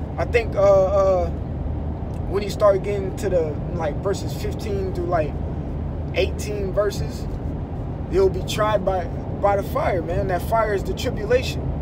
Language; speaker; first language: English; native; English